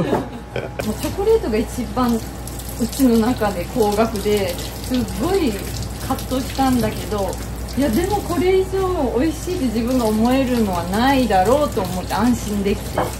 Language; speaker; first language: Japanese; native; Japanese